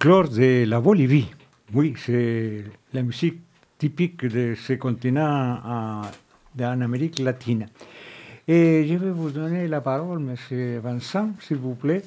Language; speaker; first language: French; non-native, fluent; Spanish